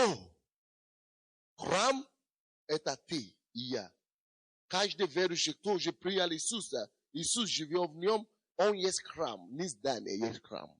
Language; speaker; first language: Russian; non-native, fluent; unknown